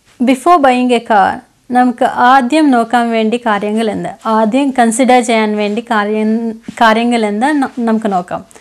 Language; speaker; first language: Malayalam; non-native, local second language; Telugu